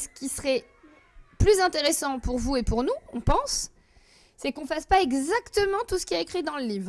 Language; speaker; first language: French; native; French